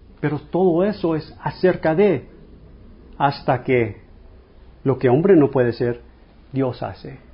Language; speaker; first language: Spanish; non-native, fluent; English